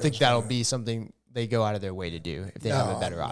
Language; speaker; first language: English; native; English